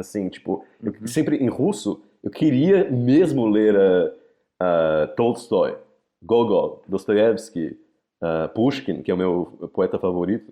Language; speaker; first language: Portuguese; native; Portuguese